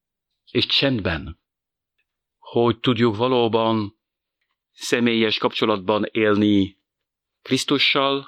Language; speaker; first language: Hungarian; non-native, fluent; French